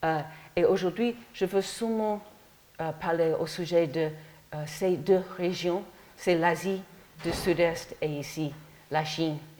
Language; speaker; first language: French; non-native, learner; English